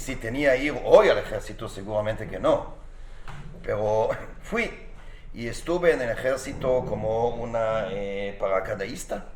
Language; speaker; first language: Spanish; non-native, fluent; Hebrew